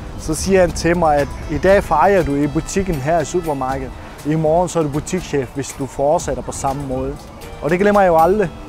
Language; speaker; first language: Danish; non-native, fluent; Persian